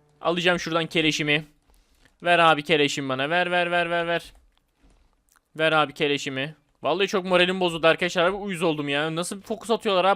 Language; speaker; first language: Turkish; native; Turkish